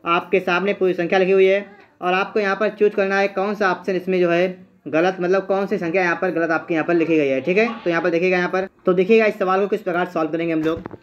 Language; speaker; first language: Hindi; native; Hindi